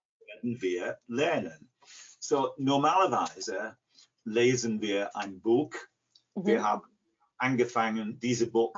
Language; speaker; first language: German; non-native, fluent; English